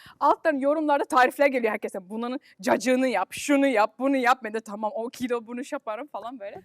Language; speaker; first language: Turkish; early bilingual, heritage; Turkish